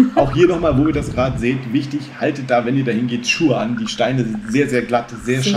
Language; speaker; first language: German; native; German